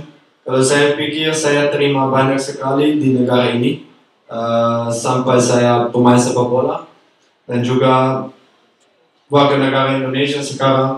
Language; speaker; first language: Indonesian; non-native, learner; Dutch